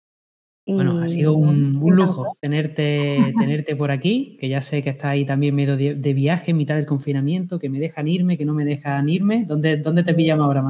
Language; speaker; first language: Spanish; native; Spanish